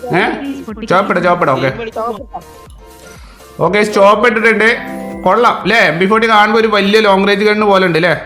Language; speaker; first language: Malayalam; native; Malayalam